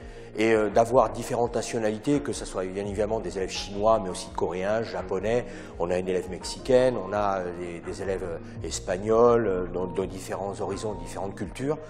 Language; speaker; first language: French; native; French